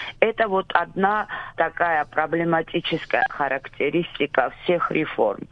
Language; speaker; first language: Russian; non-native, local second language; Georgian